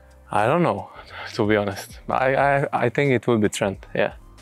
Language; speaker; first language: English; non-native, fluent; Hungarian